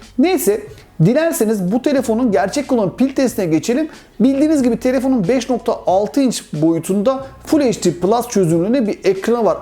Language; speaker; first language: Turkish; native; Turkish